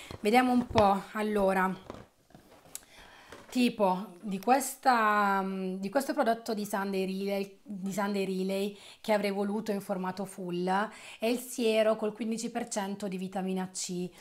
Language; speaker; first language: Italian; native; Italian